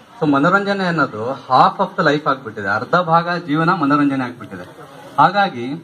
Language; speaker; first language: Kannada; non-native, local second language; Lambadi